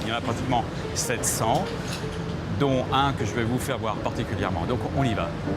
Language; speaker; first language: French; native; French